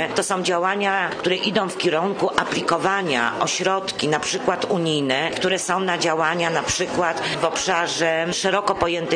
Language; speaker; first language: Polish; native; Polish